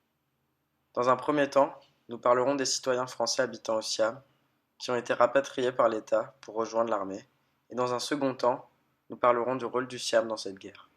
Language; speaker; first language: French; native; French